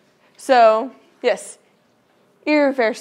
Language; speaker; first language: German; non-native, learner; English